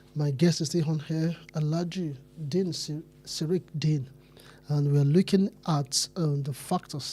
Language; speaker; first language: English; non-native, local second language; Yoruba